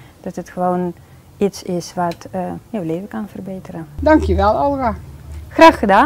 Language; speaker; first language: Dutch; non-native, fluent; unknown